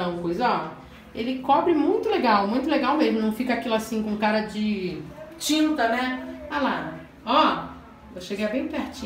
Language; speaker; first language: Portuguese; native; Portuguese